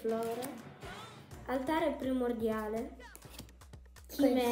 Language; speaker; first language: Italian; native; Italian